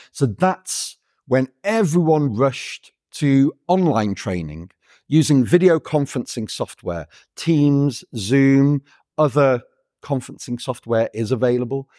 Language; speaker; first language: English; native; English